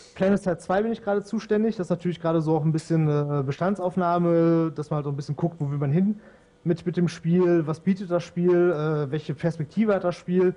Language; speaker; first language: German; native; German